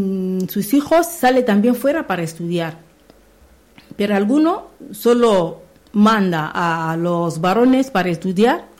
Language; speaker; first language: Spanish; non-native, learner; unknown